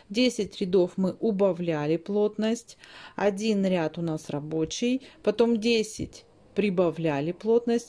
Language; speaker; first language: Russian; native; Russian